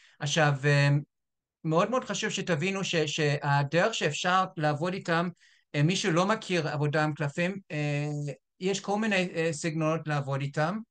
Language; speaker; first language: Hebrew; non-native, fluent; English